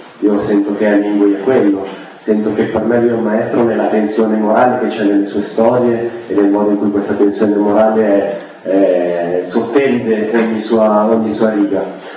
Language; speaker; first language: Italian; native; Italian